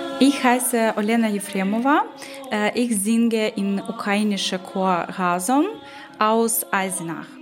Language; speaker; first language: German; non-native, learner; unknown